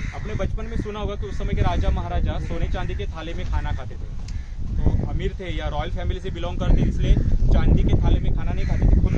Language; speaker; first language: Hindi; non-native, local second language; Marathi